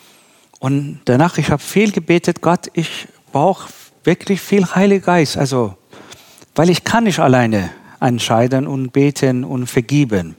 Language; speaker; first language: German; non-native, learner; Persian